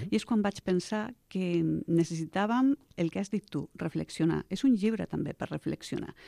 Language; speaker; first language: Catalan; non-native, local second language; Spanish